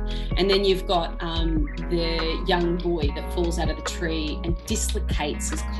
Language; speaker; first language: English; native; English